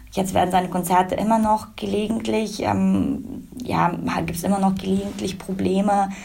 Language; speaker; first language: German; early bilingual, other home language; Russian